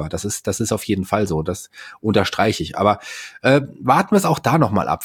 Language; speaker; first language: German; native; German